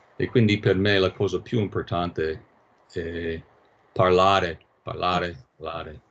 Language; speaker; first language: Italian; non-native, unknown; English